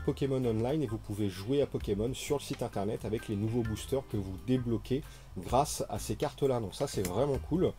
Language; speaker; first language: French; native; French